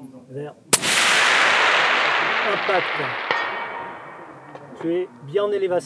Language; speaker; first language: French; native; French